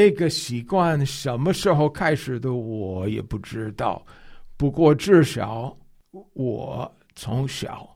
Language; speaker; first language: Chinese; non-native, fluent; English